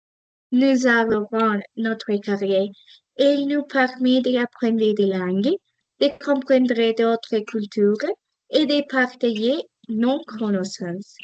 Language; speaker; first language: French; non-native, learner; Spanish